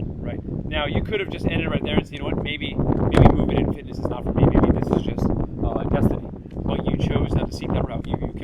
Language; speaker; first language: English; native; English